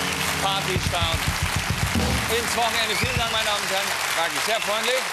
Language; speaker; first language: German; native; German